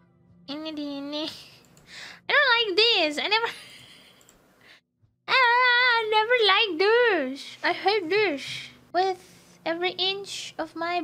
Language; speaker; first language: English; non-native, fluent; Indonesian